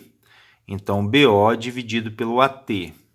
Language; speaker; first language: Portuguese; native; Portuguese